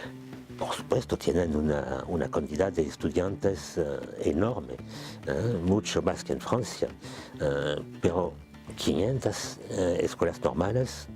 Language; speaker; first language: Spanish; non-native, fluent; French